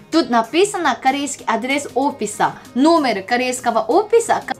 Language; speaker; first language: Russian; non-native, learner; Korean